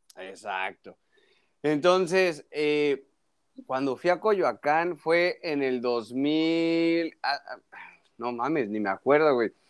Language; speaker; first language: Spanish; native; Spanish